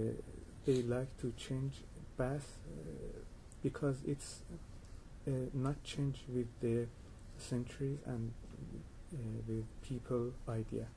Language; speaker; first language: English; non-native, learner; Persian